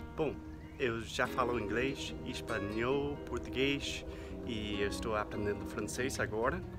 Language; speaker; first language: Portuguese; non-native, fluent; English